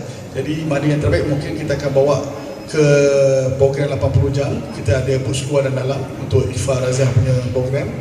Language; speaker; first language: Malay; native; Malay